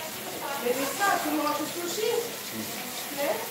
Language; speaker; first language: Dutch; non-native, learner; French